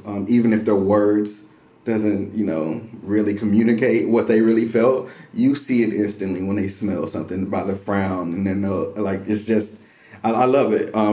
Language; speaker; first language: English; native; English